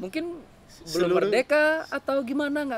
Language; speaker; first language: Indonesian; native; Indonesian